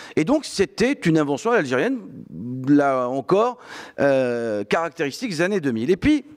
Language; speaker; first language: French; non-native, local second language; Arabic